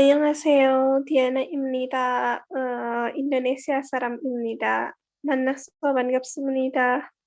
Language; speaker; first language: Korean; non-native, learner; Indonesian